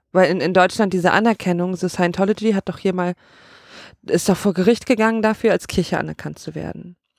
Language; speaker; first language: German; native; German